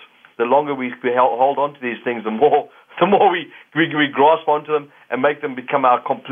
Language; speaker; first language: English; native; English